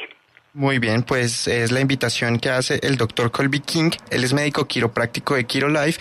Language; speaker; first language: Spanish; native; Spanish